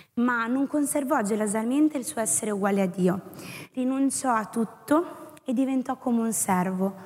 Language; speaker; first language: Italian; native; Italian